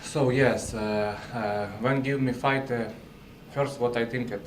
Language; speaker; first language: English; non-native, learner; Russian